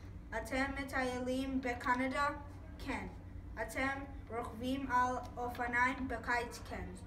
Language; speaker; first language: Hebrew; non-native, learner; English